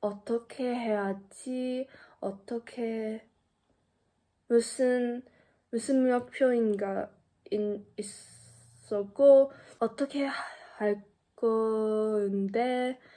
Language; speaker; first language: Korean; non-native, learner; English